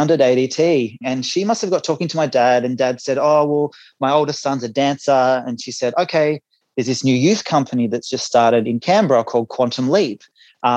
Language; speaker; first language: English; native; English